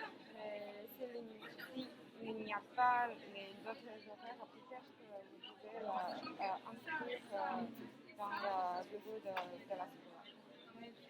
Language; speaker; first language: French; non-native, learner; Chinese